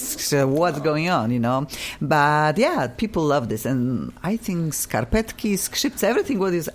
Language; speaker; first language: English; non-native, fluent; Polish